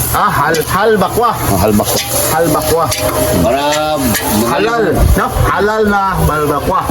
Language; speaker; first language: Filipino; non-native, local second language; Cebuano